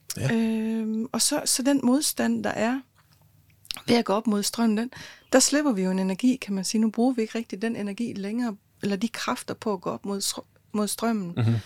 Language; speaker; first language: Danish; native; Danish